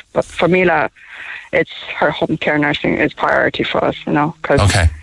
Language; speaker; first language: English; non-native, fluent; Chinese